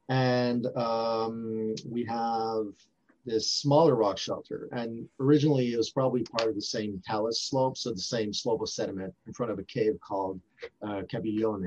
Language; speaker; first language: English; non-native, fluent; French